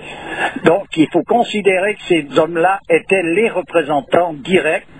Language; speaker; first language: French; native; French